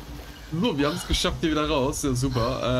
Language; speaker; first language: German; native; German